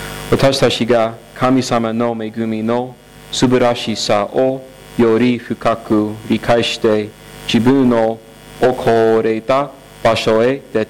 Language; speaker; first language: Japanese; non-native, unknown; English